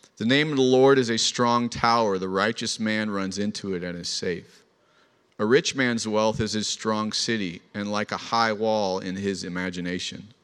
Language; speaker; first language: English; native; English